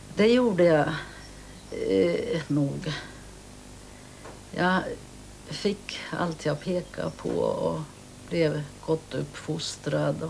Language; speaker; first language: Swedish; early bilingual, other home language; Finnish